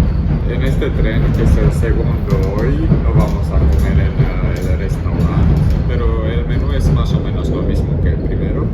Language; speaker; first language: Spanish; non-native, fluent; German